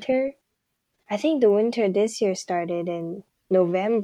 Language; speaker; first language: English; non-native, fluent; Chinese